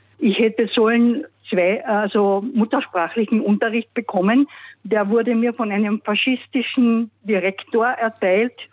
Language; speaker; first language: German; non-native, local second language; Slovenian